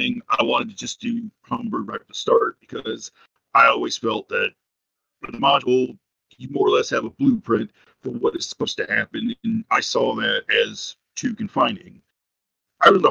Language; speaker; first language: English; native; English